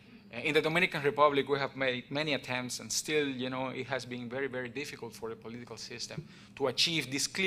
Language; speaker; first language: English; non-native, fluent; Spanish